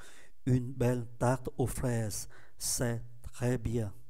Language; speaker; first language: French; non-native, fluent; Vietnamese